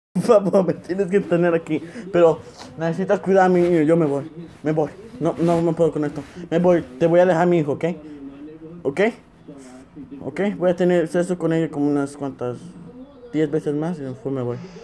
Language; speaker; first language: Spanish; early bilingual, heritage; Spanish